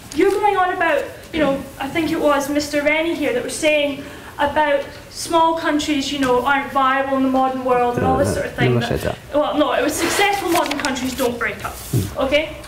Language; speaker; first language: English; native; English